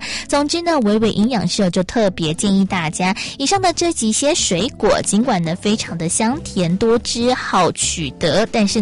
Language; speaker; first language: Chinese; native; Chinese